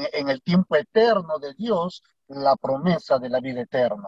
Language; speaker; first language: Spanish; native; Spanish